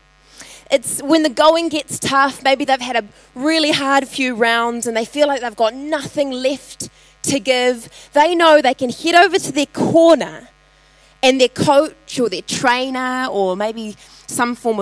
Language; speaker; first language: English; native; English